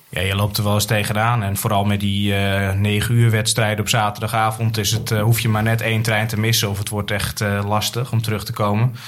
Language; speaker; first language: Dutch; native; Dutch